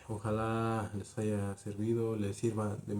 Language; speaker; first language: Spanish; native; Spanish